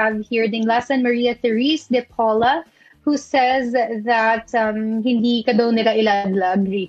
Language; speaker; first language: Filipino; native; Filipino